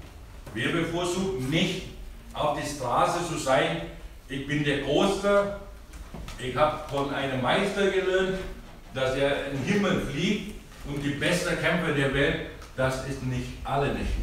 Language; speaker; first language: German; non-native, learner; Thai